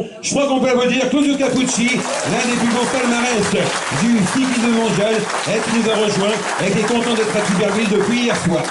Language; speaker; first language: French; native; French